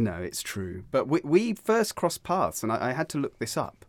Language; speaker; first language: English; native; English